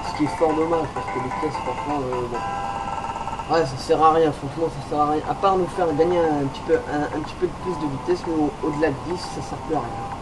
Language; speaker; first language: French; native; French